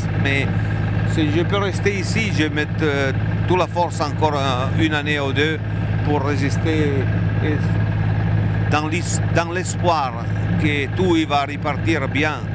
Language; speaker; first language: French; non-native, fluent; Italian